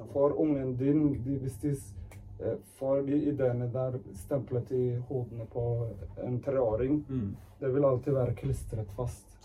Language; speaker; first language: Norwegian; early bilingual, other home language; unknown